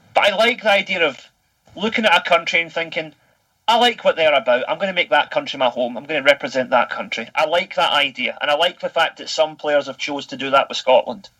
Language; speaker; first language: English; native; English